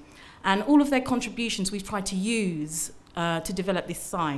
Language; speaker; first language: English; native; English